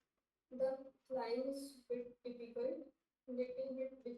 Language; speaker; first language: English; non-native, learner; Hindi